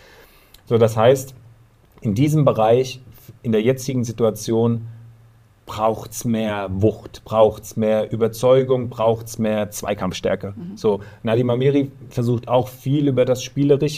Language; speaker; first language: German; native; German